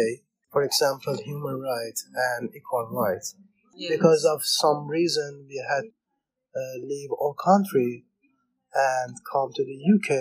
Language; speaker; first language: English; non-native, learner; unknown